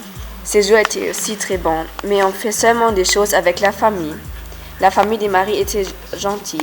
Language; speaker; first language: French; non-native, learner; German